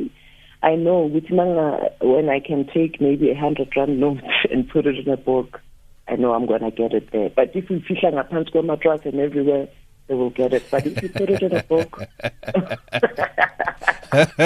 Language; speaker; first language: English; non-native, local second language; Zulu